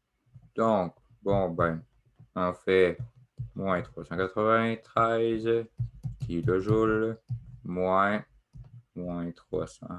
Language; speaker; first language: French; native; French